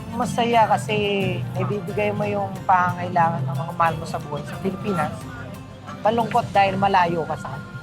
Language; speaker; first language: Filipino; non-native, local second language; Bikol